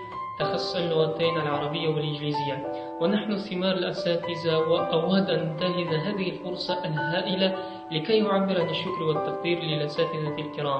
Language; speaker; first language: Arabic; non-native, fluent; Kazakh